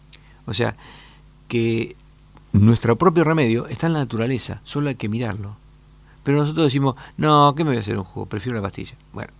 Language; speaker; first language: Spanish; native; Spanish